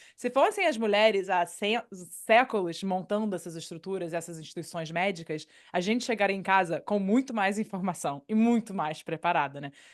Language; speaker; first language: Portuguese; native; Portuguese